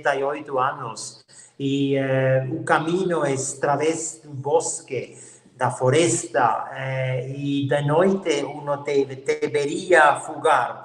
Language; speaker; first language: Portuguese; non-native, learner; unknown